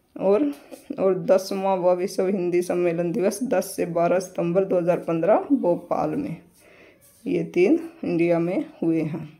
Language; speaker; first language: Hindi; native; Hindi